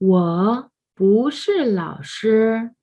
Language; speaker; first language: Chinese; non-native, fluent; Mongolian